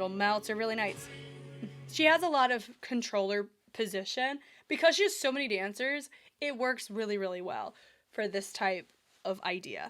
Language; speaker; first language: English; native; English